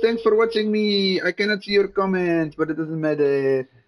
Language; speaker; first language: English; non-native, fluent; Dutch